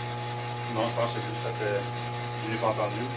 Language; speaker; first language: French; native; French